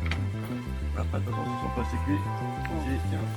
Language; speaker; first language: French; native; French